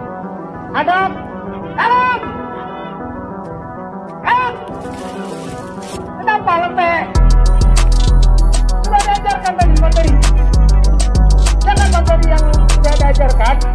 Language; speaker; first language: Indonesian; native; Indonesian